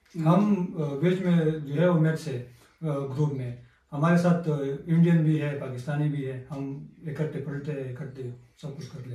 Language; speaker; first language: Urdu; non-native, local second language; Pashto